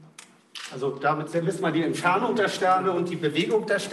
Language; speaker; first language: German; native; German